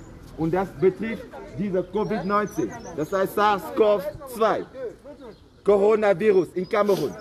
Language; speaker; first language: German; non-native, fluent; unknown